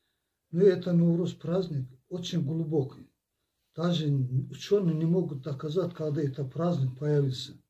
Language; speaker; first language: Russian; non-native, local second language; Azerbaijani